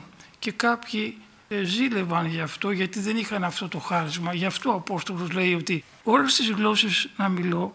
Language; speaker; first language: Greek; native; Greek